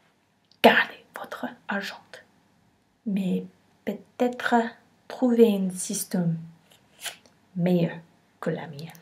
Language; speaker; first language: French; non-native, learner; English